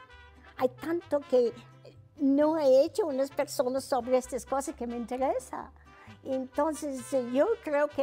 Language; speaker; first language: Spanish; non-native, fluent; English